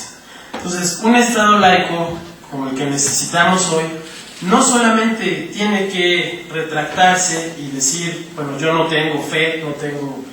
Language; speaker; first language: Spanish; native; Spanish